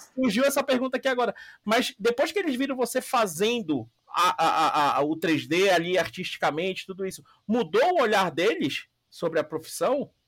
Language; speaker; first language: Portuguese; native; Portuguese